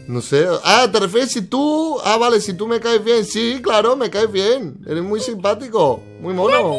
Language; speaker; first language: Spanish; native; Spanish